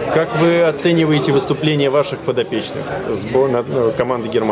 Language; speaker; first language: Russian; native; Russian